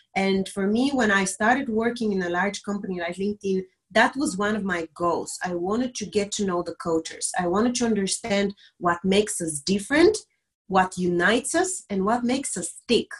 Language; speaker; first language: English; non-native, fluent; Bulgarian